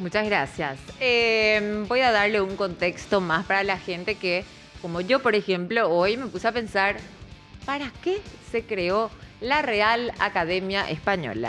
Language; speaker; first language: Spanish; native; Spanish